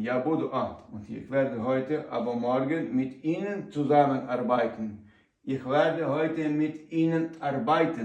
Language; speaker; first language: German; non-native, learner; Ukrainian